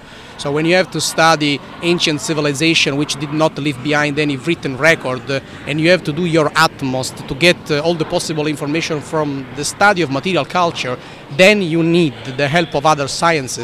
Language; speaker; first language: English; non-native, fluent; Italian